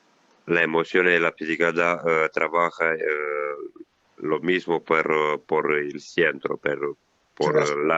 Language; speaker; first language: Spanish; non-native, learner; Italian